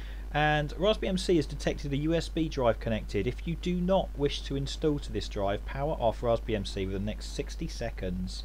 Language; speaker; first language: English; native; English